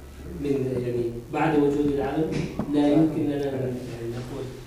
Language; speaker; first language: Arabic; non-native, fluent; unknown